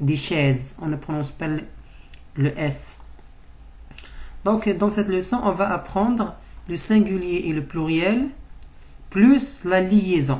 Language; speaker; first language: French; non-native, local second language; Arabic